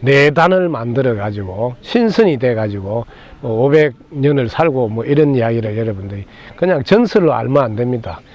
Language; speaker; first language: Korean; native; Korean